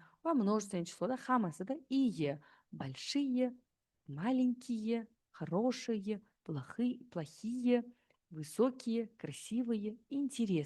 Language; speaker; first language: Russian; non-native, fluent; Uzbek